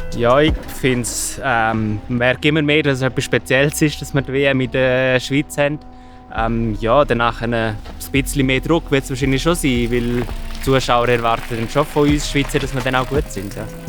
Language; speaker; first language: German; native; German